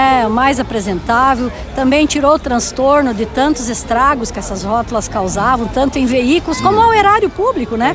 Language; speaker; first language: Portuguese; native; Portuguese